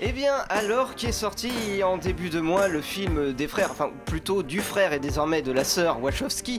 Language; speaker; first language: French; native; French